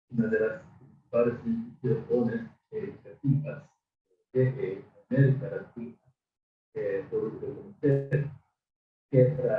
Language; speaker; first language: Spanish; non-native, fluent; Japanese